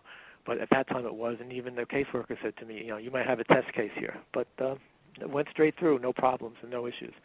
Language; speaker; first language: English; native; English